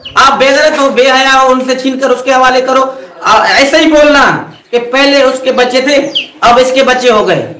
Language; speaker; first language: Urdu; non-native, local second language; Sindhi